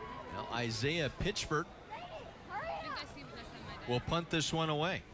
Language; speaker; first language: English; native; English